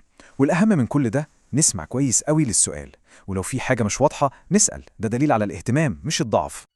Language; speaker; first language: Arabic; native; Arabic